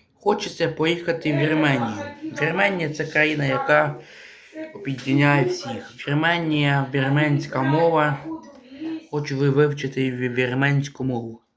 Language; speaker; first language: Ukrainian; non-native, local second language; Russian